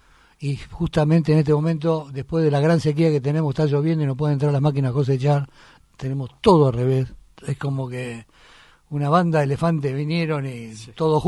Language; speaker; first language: Spanish; native; Spanish